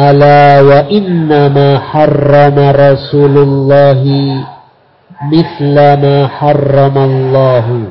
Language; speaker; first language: Arabic; non-native, fluent; Indonesian